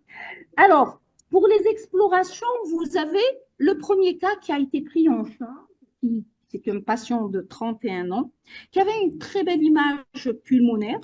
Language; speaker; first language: French; non-native, local second language; Arabic